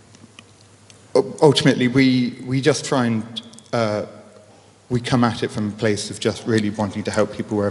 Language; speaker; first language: English; native; English